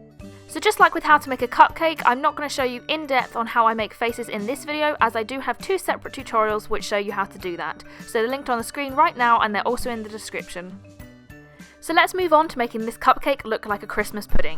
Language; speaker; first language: English; native; English